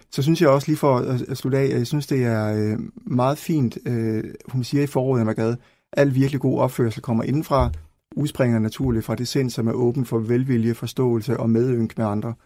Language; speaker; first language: Danish; native; Danish